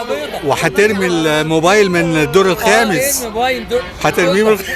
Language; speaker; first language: Arabic; native; Arabic